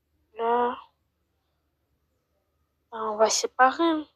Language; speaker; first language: French; native; French